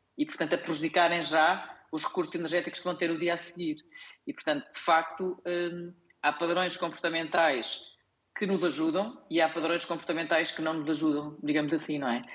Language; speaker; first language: Portuguese; native; Portuguese